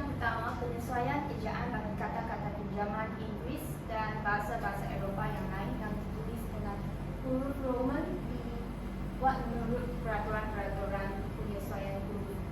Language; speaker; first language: Malay; non-native, local second language; Chinese